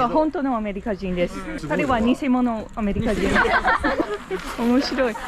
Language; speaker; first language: Japanese; non-native, fluent; English